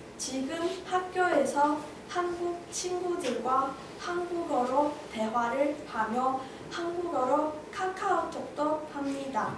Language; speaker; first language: Korean; non-native, learner; Chinese